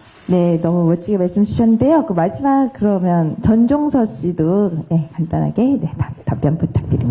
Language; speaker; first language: Korean; native; Korean